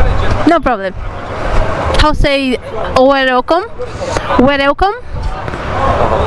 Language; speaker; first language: English; non-native, learner; Arabic